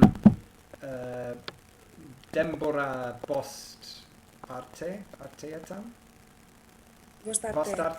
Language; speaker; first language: Basque; non-native, learner; English